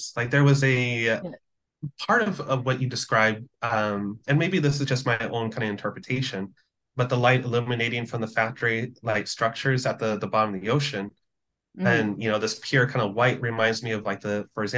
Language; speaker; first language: English; native; English